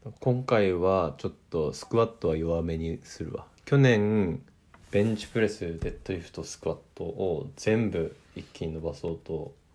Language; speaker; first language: Japanese; native; Japanese